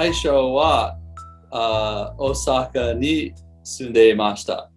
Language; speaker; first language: Japanese; non-native, learner; English